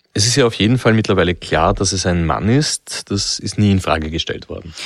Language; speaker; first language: German; native; German